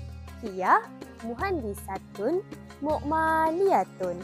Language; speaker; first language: Arabic; non-native, learner; Malay